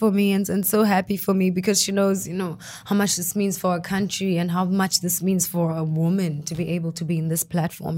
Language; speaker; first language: English; non-native, local second language; Xhosa